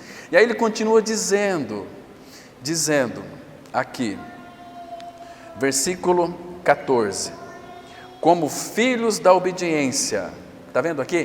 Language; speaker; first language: Portuguese; native; Portuguese